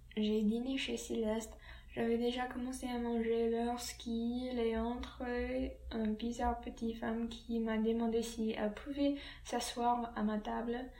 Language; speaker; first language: French; non-native, learner; English